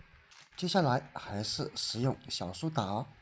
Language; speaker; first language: Chinese; native; Chinese